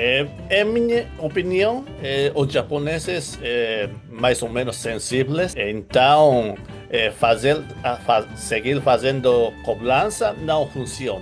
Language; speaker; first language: Portuguese; non-native, learner; Japanese